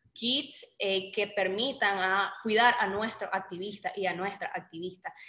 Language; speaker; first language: Spanish; native; Spanish